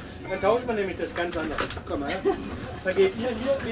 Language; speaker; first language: German; native; German